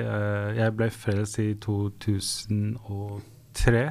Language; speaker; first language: Norwegian; non-native, fluent; Persian